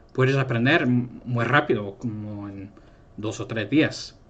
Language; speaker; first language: Spanish; non-native, fluent; English